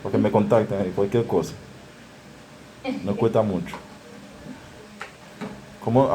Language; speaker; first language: Spanish; non-native, fluent; Haitian Creole